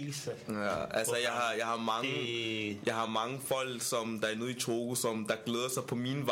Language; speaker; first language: Danish; non-native, fluent; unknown